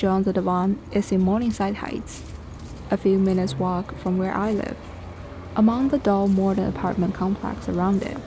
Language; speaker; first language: English; non-native, fluent; Chinese